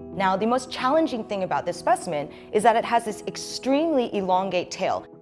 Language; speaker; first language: English; native; English